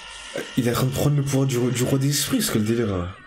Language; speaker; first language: French; native; French